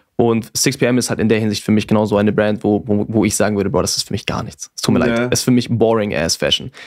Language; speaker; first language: German; native; German